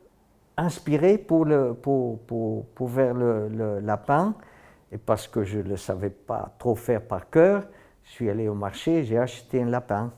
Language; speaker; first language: French; non-native, fluent; Dutch